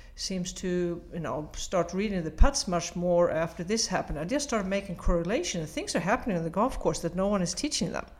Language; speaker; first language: English; non-native, fluent; Swedish